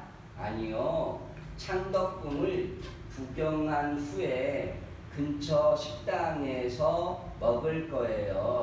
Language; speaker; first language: Korean; non-native, fluent; Vietnamese